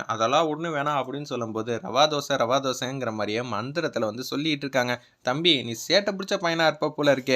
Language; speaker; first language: Tamil; native; Tamil